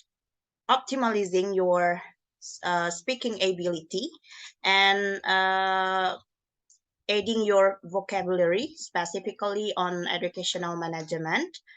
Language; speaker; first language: English; non-native, learner; Indonesian